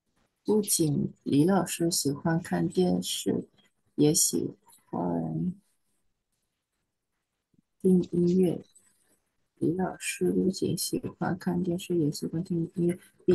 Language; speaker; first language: Chinese; non-native, learner; Vietnamese